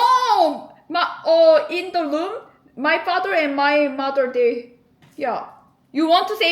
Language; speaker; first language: English; non-native, learner; Korean